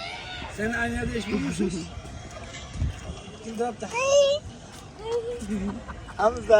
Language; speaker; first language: Turkish; non-native, local second language; Arabic